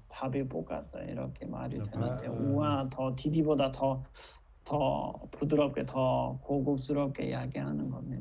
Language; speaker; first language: Korean; non-native, fluent; Nepali